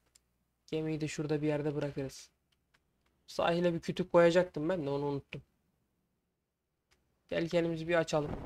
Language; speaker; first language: Turkish; native; Turkish